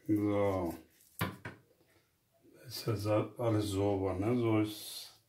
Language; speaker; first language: German; non-native, learner; Urdu